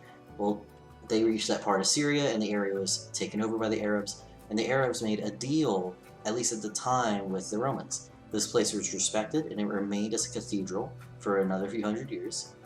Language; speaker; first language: English; native; English